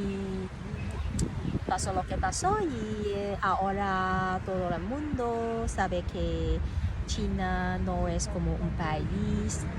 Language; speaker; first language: Spanish; non-native, learner; Cantonese